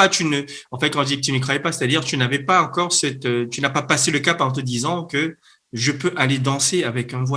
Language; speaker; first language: French; native; French